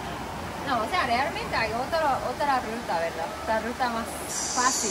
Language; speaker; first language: Spanish; non-native, learner; Japanese